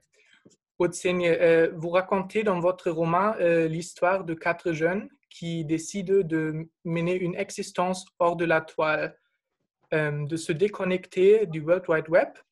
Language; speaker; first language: French; non-native, fluent; German